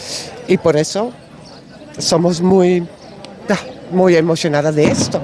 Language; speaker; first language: Spanish; non-native, learner; Dutch